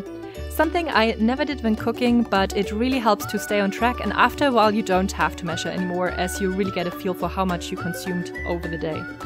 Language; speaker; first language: English; non-native, fluent; German